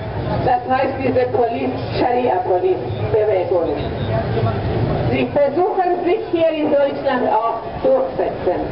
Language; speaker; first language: German; non-native, fluent; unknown